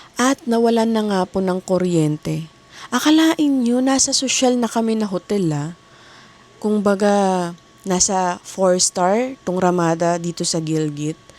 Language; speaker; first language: Filipino; native; Filipino